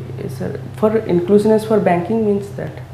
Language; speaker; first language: English; non-native, local second language; Odia